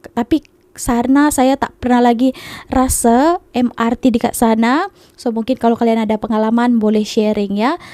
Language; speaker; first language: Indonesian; native; Indonesian